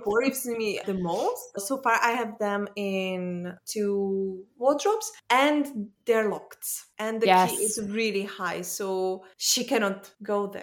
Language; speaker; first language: English; non-native, fluent; Czech